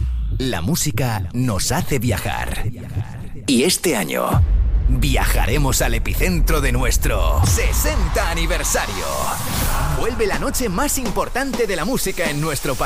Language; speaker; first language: Spanish; native; Spanish